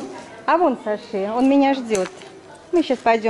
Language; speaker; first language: Russian; native; Russian